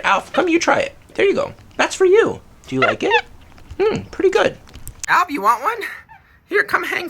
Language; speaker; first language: English; native; English